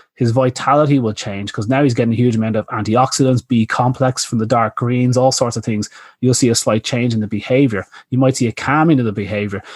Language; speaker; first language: English; native; English